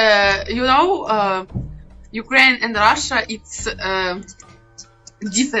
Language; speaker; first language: English; non-native, learner; Ukrainian